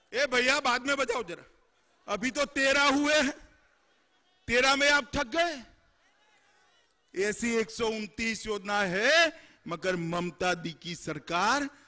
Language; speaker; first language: Hindi; non-native, local second language; Gujarati